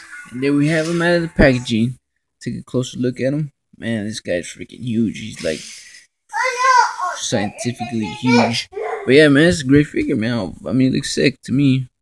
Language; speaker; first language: English; native; English